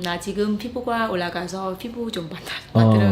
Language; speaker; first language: Korean; non-native, fluent; Vietnamese